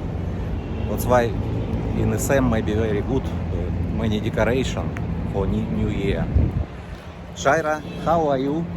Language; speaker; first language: English; non-native, learner; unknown